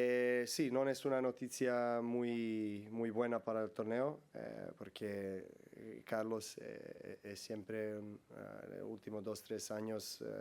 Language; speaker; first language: Spanish; non-native, learner; Serbian